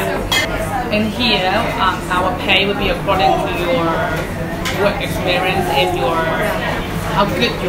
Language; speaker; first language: English; non-native, fluent; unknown